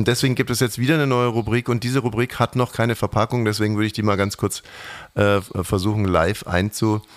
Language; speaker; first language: German; native; German